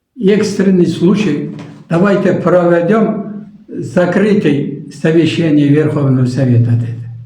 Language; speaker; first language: Russian; non-native, local second language; Kazakh